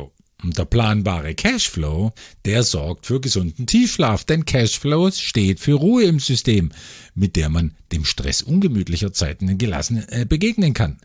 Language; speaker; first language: German; native; German